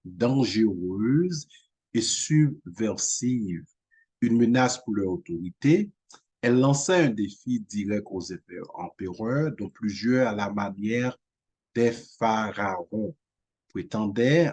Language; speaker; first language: French; non-native, local second language; Haitian Creole